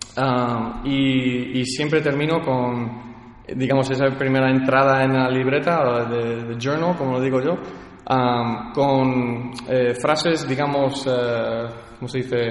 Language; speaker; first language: Spanish; early bilingual, heritage; Spanish